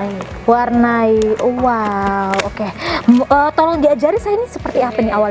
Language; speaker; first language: Indonesian; native; Indonesian